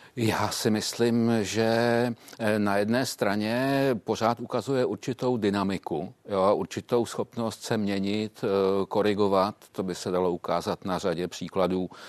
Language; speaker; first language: Czech; native; Czech